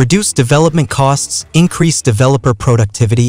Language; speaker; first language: English; non-native, fluent; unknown